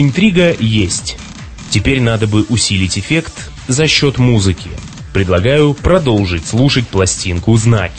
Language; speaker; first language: Russian; native; Russian